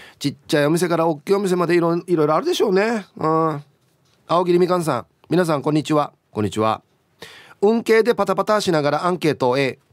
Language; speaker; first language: Japanese; native; Japanese